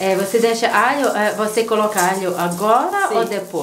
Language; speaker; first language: Portuguese; non-native, learner; Croatian